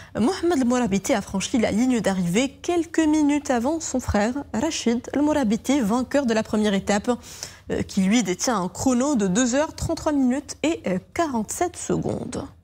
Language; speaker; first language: French; non-native, local second language; Arabic